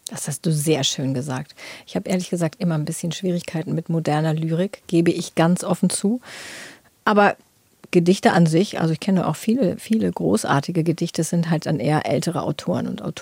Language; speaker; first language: German; native; German